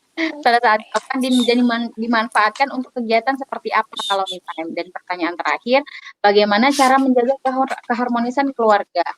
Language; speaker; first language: Indonesian; native; Indonesian